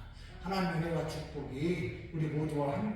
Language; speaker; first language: Korean; native; Korean